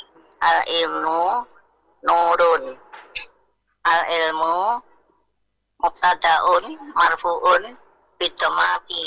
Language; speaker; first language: Arabic; non-native, learner; Indonesian